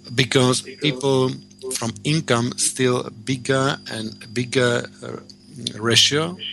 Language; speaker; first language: English; non-native, learner; Slovak